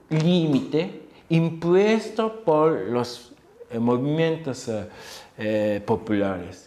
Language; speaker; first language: Spanish; non-native, fluent; Japanese